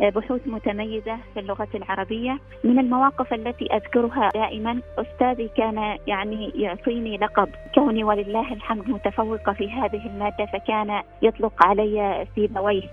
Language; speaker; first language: Arabic; native; Arabic